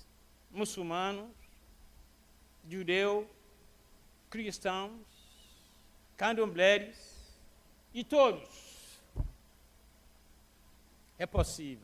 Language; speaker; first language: Portuguese; non-native, fluent; Arabic